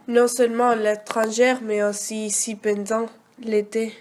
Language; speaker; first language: French; non-native, learner; Spanish